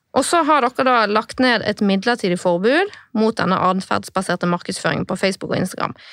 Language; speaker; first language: Norwegian; native; Norwegian